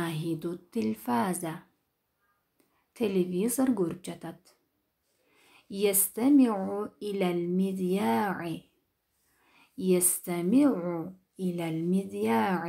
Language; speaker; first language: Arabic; non-native, fluent; Kyrgyz